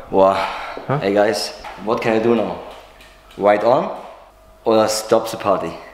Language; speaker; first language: English; non-native, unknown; German